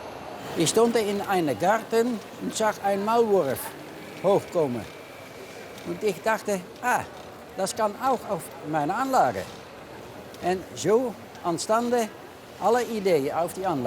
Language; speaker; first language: German; non-native, learner; Dutch